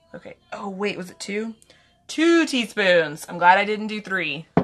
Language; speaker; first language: English; native; English